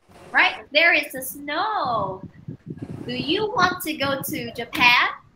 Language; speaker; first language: English; non-native, fluent; Chinese